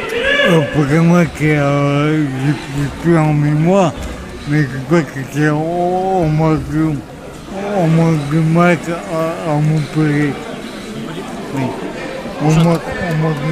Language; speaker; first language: French; early bilingual, other home language; Gujarati